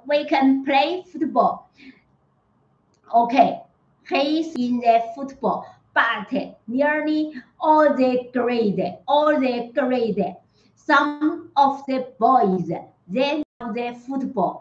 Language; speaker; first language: English; non-native, learner; Chinese